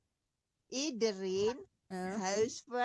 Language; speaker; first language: Dutch; non-native, learner; Indonesian